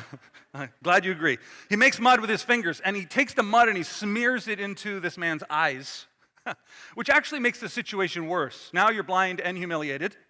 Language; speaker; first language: English; native; English